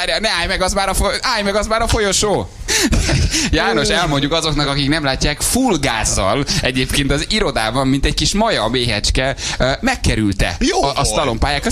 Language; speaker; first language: Hungarian; native; Hungarian